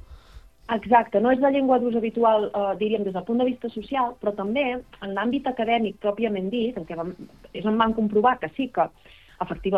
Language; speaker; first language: Catalan; native; Catalan